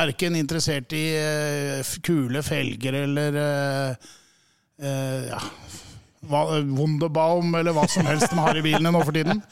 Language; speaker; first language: Norwegian; native; Norwegian